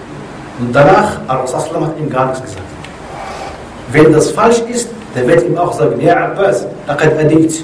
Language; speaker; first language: German; non-native, learner; Arabic